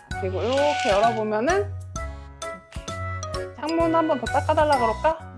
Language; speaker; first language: Korean; native; Korean